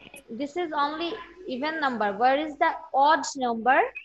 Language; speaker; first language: English; non-native, local second language; Bangla